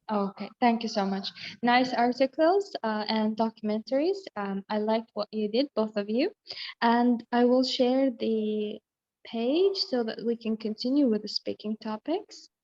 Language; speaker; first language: English; non-native, fluent; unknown